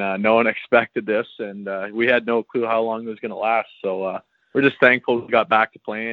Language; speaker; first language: English; native; English